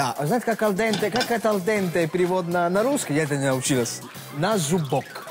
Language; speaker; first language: Russian; non-native, fluent; Italian